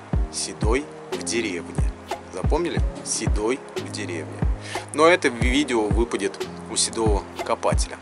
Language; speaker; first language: Russian; native; Russian